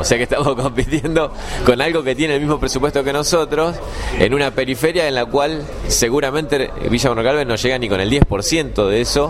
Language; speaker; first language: Spanish; native; Spanish